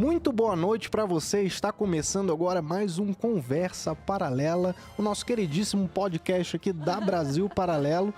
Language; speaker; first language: Portuguese; native; Portuguese